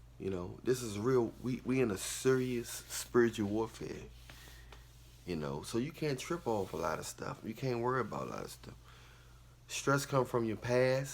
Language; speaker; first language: English; native; English